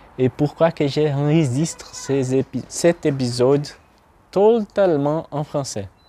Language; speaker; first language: French; non-native, learner; Portuguese